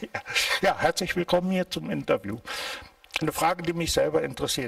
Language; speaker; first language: German; native; German